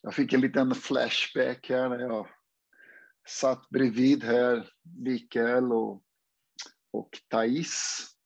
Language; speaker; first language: Swedish; non-native, fluent; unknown